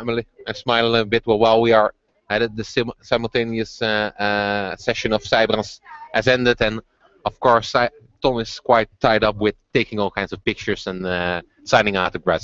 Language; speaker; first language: English; non-native, fluent; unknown